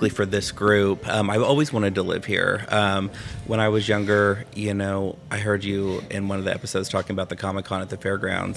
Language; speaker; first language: English; native; English